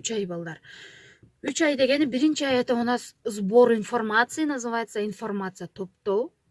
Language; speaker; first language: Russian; non-native, local second language; Kyrgyz